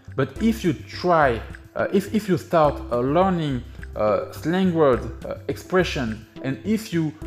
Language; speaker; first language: English; non-native, fluent; French